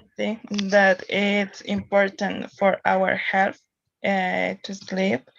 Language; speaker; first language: English; non-native, learner; Spanish